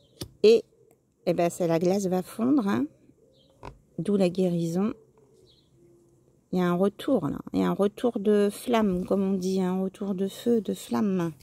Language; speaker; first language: French; native; French